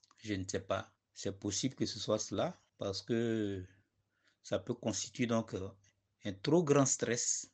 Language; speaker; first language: French; non-native, local second language; Dyula